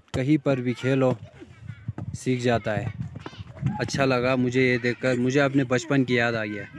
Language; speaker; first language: Hindi; native; Hindi